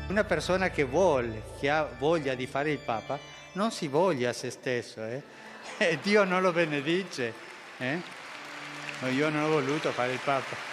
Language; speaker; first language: Italian; non-native, fluent; Spanish